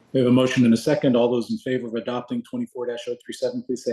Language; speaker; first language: English; native; English